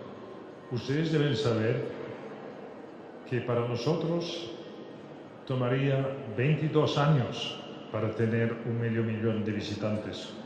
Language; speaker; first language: Spanish; non-native, fluent; French